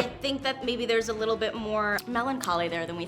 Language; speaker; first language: English; native; English